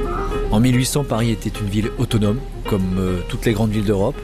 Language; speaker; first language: French; native; French